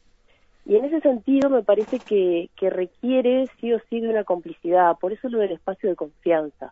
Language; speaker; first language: Spanish; native; Spanish